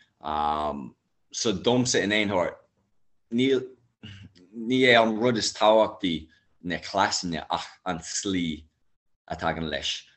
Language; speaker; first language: Irish; non-native, local second language; English